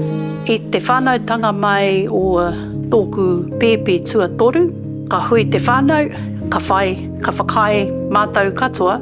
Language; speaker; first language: Māori; non-native, local second language; English